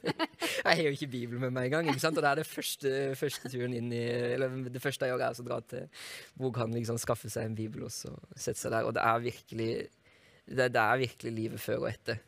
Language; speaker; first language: Norwegian; native; Norwegian